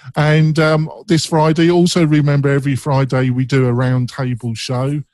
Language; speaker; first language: English; native; English